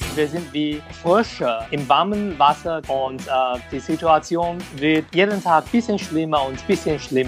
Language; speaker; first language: German; non-native, fluent; Cantonese